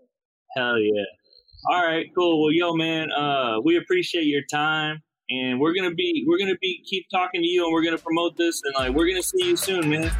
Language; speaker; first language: English; native; English